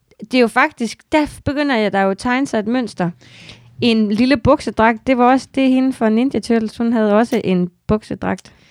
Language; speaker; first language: Danish; native; Danish